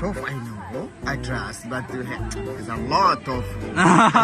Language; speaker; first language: English; non-native, local second language; Swahili